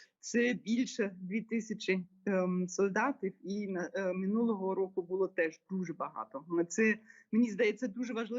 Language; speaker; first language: Ukrainian; non-native, fluent; German